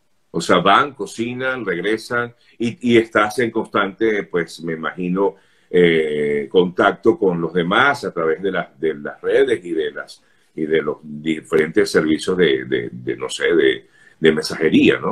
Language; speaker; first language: Spanish; native; Spanish